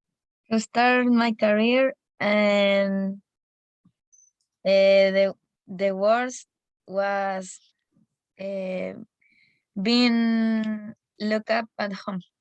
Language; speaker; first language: English; non-native, learner; Spanish